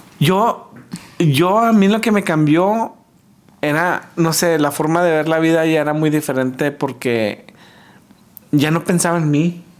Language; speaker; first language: Spanish; early bilingual, heritage; Spanish